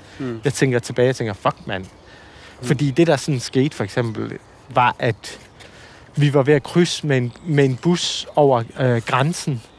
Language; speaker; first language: Danish; early bilingual, other home language; Assyrian Neo-Aramaic